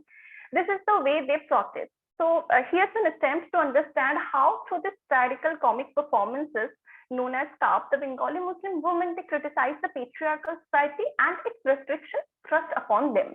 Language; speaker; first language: English; non-native, local second language; Bangla